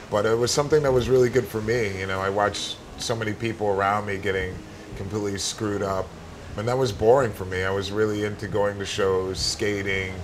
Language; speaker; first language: English; native; English